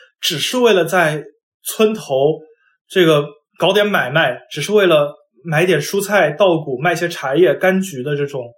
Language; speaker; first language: Chinese; non-native, local second language; Wu Chinese